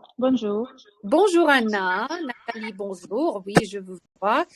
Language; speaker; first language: French; non-native, fluent; Ukrainian